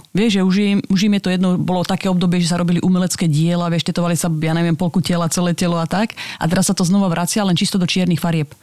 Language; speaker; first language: Slovak; native; Slovak